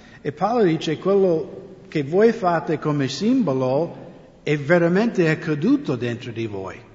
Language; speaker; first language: Italian; non-native, fluent; English